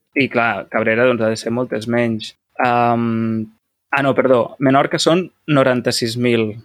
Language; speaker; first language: Catalan; native; Catalan